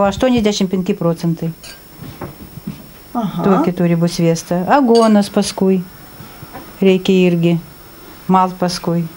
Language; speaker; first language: Lithuanian; non-native, local second language; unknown